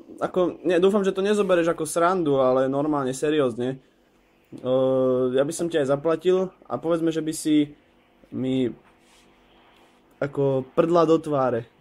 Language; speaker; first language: Slovak; native; Slovak